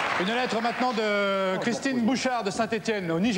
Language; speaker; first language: French; native; French